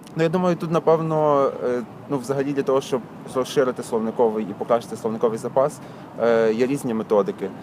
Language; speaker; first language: Ukrainian; native; Ukrainian